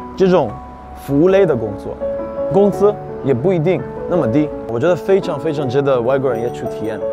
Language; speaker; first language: Chinese; non-native, fluent; Hebrew